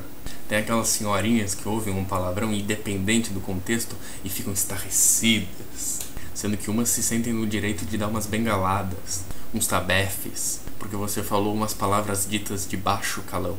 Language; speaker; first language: Portuguese; native; Portuguese